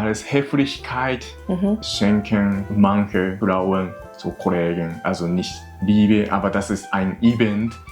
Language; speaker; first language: German; non-native, learner; Japanese